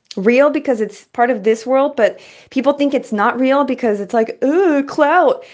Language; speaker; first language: English; early bilingual, other home language; Spanish